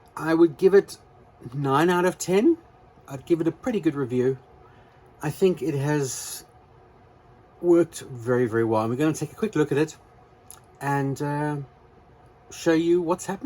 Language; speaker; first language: English; native; English